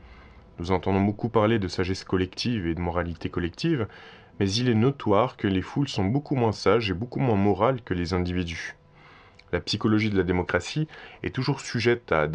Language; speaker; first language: French; native; French